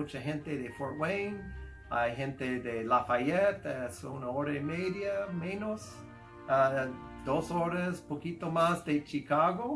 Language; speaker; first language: Spanish; non-native, fluent; English